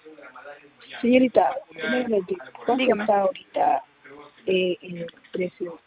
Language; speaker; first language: Spanish; native; Spanish